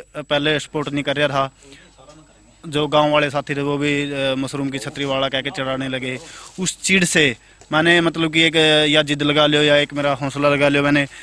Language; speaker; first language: Hindi; native; Hindi